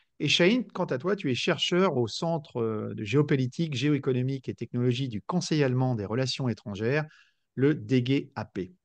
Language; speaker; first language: French; native; French